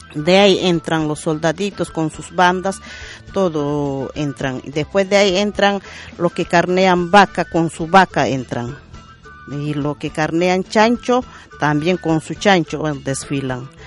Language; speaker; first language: Spanish; non-native, local second language; Quechua